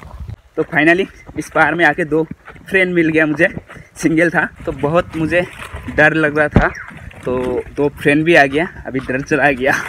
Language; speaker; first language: Hindi; non-native, local second language; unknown